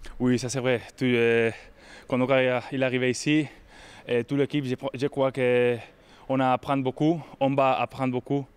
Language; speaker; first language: French; non-native, learner; Spanish